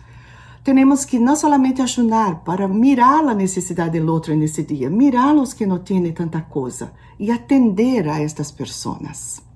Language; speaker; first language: Spanish; non-native, learner; Portuguese